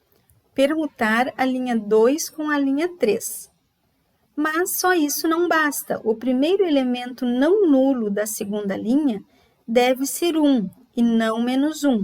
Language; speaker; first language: Portuguese; native; Portuguese